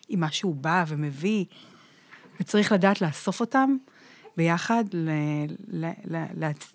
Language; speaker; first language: Hebrew; native; Hebrew